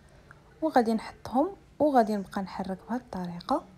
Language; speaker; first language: Arabic; native; Arabic